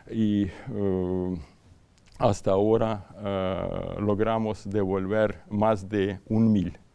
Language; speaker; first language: Spanish; non-native, fluent; Ukrainian